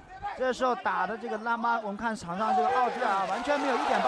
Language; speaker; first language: Chinese; native; Chinese